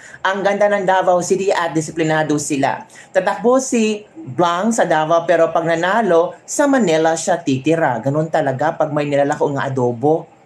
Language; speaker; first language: Filipino; non-native, local second language; Hiligaynon